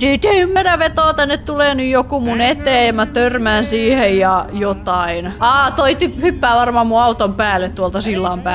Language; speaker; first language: Finnish; native; Finnish